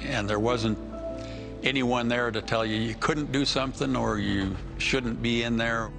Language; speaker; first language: English; native; English